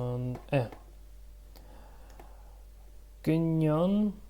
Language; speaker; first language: Korean; non-native, learner; Russian